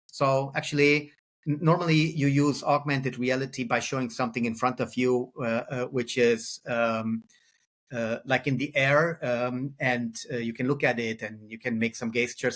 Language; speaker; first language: English; non-native, fluent; German